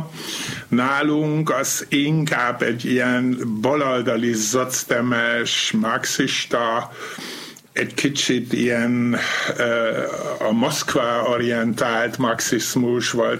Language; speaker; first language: Hungarian; non-native, fluent; German